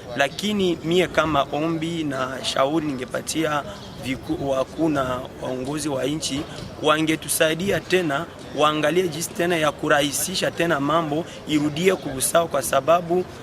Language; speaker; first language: Swahili; native; Swahili